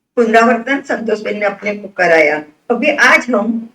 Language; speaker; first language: Hindi; non-native, local second language; Gujarati